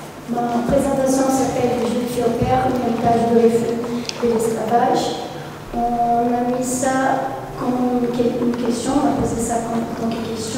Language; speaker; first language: French; non-native, fluent; Portuguese